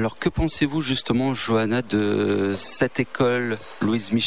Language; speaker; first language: French; native; French